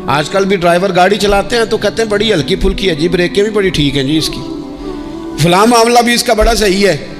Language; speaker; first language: Urdu; non-native, local second language; Punjabi